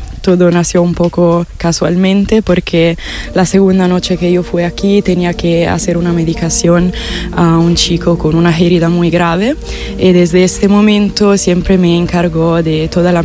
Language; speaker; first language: Spanish; non-native, fluent; Italian